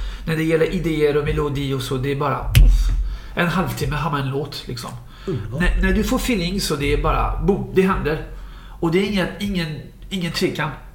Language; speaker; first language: Swedish; non-native, fluent; French